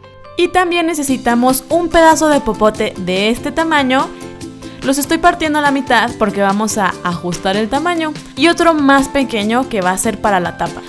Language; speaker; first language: Spanish; native; Spanish